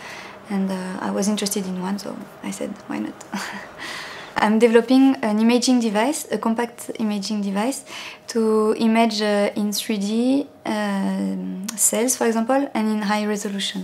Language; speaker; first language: English; non-native, fluent; French